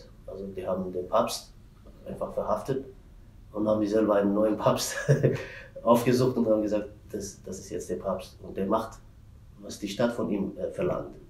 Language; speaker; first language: German; non-native, fluent; Tigrinya